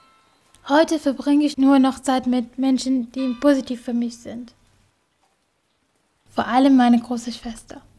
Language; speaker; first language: German; non-native, fluent; Kurdish